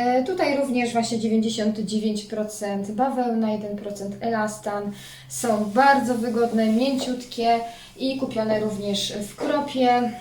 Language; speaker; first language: Polish; native; Polish